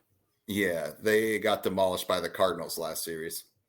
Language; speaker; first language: English; native; English